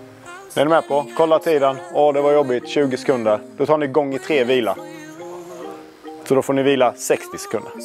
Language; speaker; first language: Swedish; native; Swedish